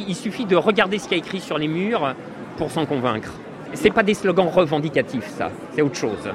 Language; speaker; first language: French; native; French